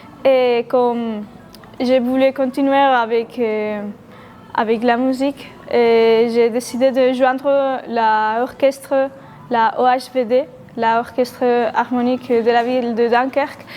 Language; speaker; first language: French; non-native, learner; Spanish